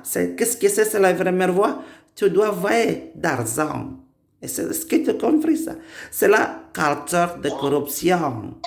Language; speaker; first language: French; non-native, learner; Indonesian